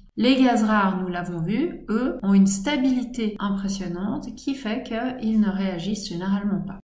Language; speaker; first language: French; native; French